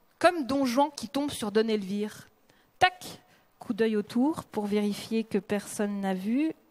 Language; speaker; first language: French; early bilingual, other home language; Russian